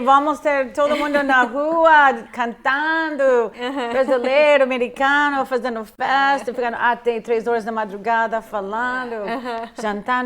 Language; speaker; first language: Portuguese; non-native, fluent; English